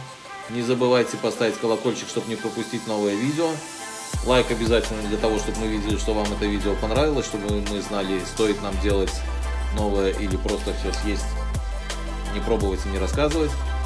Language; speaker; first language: Russian; native; Russian